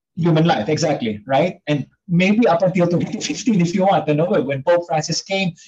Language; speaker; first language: English; non-native, local second language; Filipino